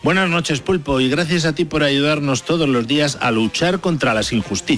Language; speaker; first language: Spanish; native; Spanish